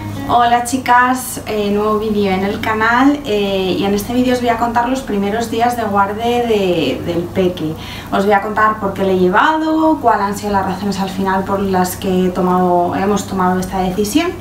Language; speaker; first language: Spanish; native; Spanish